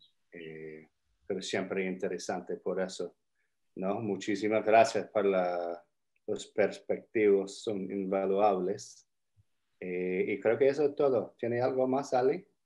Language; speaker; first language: Spanish; non-native, fluent; English